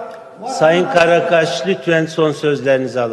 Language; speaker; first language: Turkish; native; Turkish